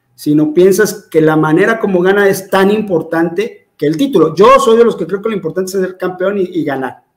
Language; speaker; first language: Spanish; native; Spanish